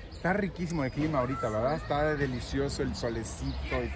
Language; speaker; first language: Spanish; native; Spanish